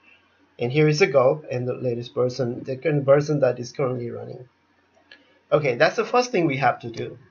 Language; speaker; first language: English; non-native, fluent; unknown